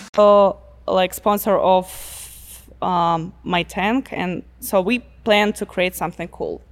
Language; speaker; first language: English; non-native, learner; Russian